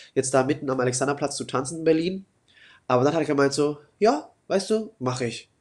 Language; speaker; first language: German; native; German